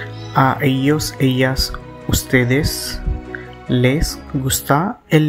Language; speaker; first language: Spanish; non-native, fluent; Telugu